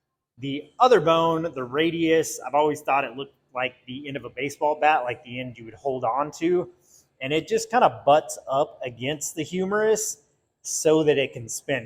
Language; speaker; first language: English; native; English